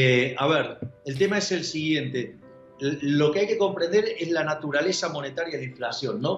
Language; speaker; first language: Spanish; native; Spanish